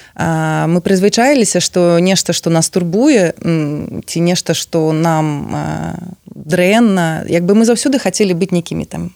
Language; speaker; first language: Belarusian; non-native, local second language; Russian